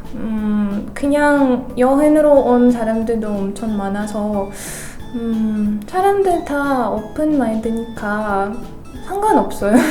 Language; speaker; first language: Korean; non-native, fluent; Russian